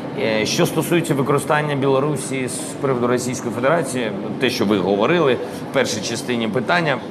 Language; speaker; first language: Ukrainian; non-native, local second language; Russian